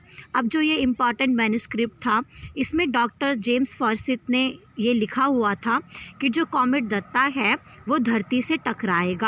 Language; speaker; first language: Hindi; native; Hindi